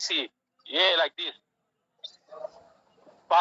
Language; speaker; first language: English; non-native, learner; Arabic